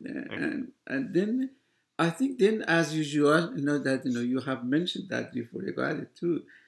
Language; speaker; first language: English; non-native, fluent; Persian